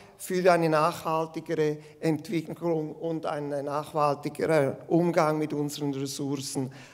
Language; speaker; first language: German; non-native, local second language; Romansh